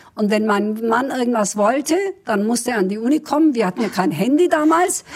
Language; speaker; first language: German; early bilingual, other home language; Kurdish